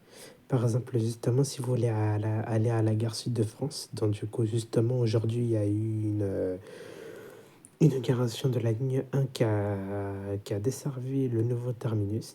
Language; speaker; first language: French; native; French